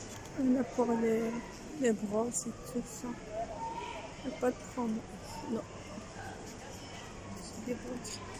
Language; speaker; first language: French; non-native, local second language; Arabic